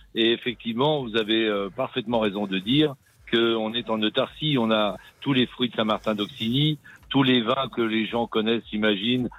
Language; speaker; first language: French; native; French